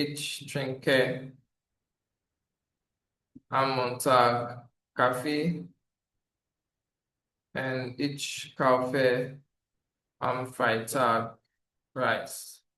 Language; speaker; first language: German; non-native, fluent; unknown